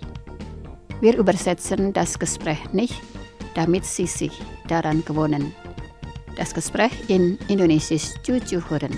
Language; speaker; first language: German; non-native, fluent; Indonesian